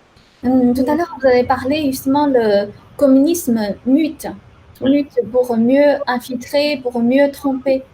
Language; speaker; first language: French; non-native, fluent; Chinese